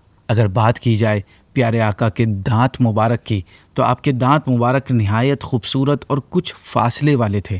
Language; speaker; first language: Urdu; native; Urdu